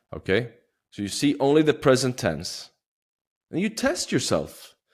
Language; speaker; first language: English; non-native, fluent; Swedish